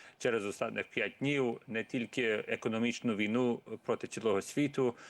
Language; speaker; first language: Ukrainian; early bilingual, heritage; Ukrainian